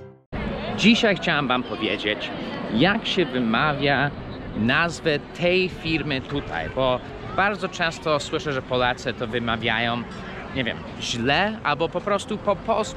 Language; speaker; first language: Polish; early bilingual, heritage; English